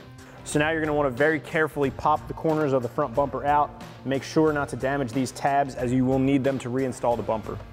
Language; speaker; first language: English; native; English